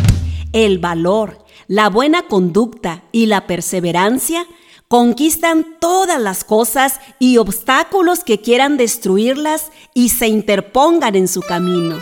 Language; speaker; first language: Spanish; native; Spanish